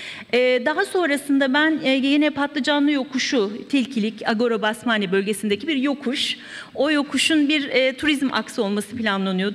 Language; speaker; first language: Turkish; native; Turkish